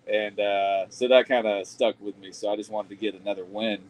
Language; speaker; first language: English; native; English